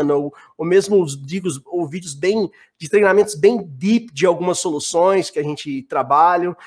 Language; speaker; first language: Portuguese; native; Portuguese